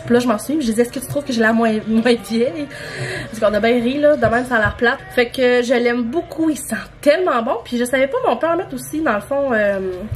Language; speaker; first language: French; native; French